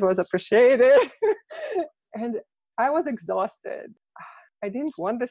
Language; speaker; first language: English; non-native, fluent; Russian